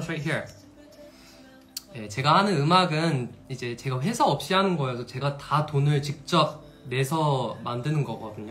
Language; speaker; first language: Korean; non-native, fluent; English